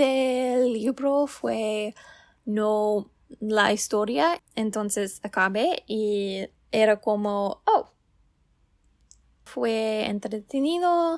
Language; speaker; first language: Spanish; non-native, learner; English